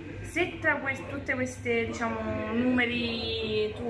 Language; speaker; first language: Italian; native; Italian